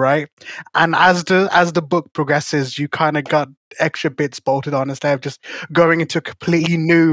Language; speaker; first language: English; native; English